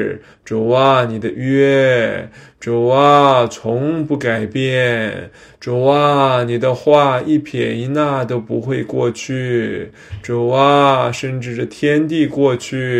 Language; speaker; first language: Chinese; native; Chinese